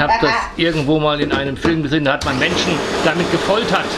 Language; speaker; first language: German; native; German